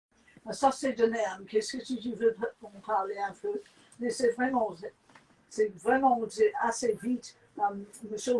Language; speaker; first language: French; non-native, fluent; English